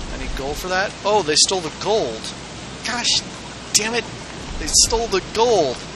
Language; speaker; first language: English; native; English